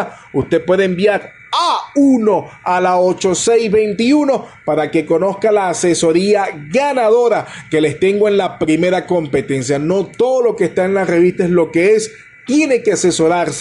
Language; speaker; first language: Spanish; native; Spanish